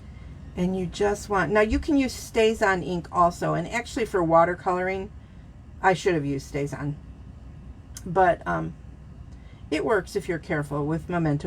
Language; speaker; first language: English; native; English